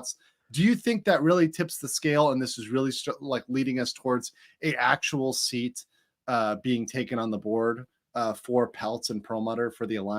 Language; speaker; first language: English; native; English